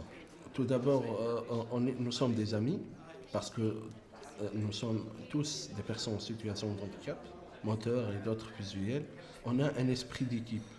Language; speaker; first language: French; non-native, local second language; Arabic